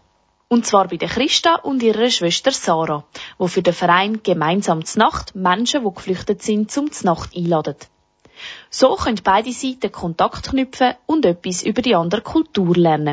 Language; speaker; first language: German; native; German